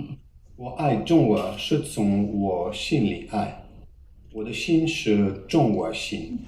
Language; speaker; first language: Chinese; non-native, learner; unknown